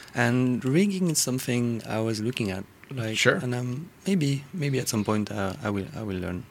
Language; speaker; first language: English; non-native, fluent; French